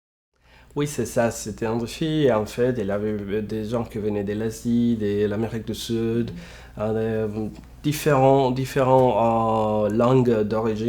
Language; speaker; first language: French; non-native, fluent; Spanish